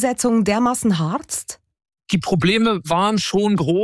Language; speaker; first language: German; native; German